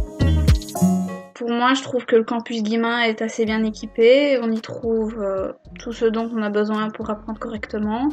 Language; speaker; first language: French; native; French